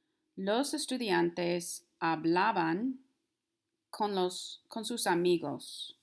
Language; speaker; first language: Spanish; non-native, fluent; English